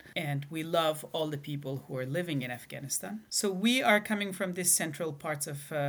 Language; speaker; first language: English; non-native, fluent; Persian